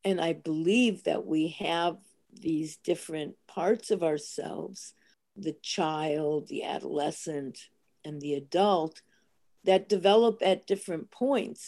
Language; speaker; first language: English; early bilingual, other home language; Italian